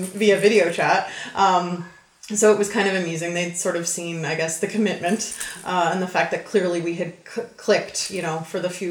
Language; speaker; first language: English; native; English